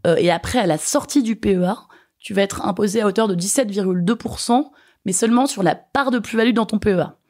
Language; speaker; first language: French; native; French